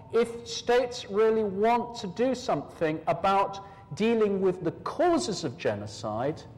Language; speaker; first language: English; native; English